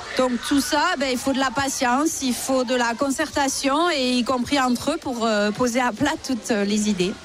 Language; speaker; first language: French; native; French